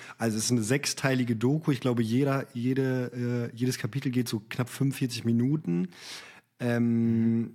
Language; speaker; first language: German; native; German